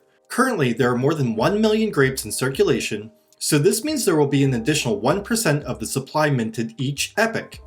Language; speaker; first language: English; native; English